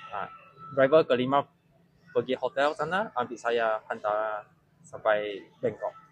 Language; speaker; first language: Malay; non-native, local second language; Chinese